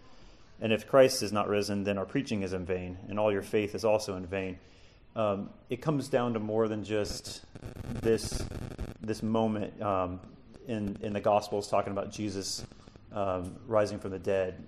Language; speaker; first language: English; native; English